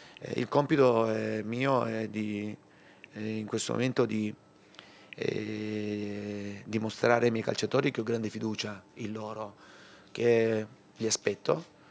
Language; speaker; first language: Italian; native; Italian